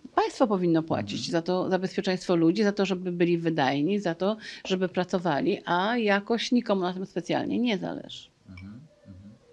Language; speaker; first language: Polish; native; Polish